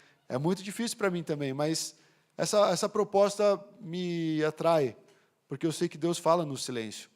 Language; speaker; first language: Portuguese; native; Portuguese